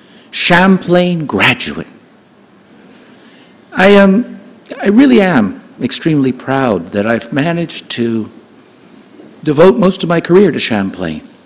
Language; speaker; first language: English; native; English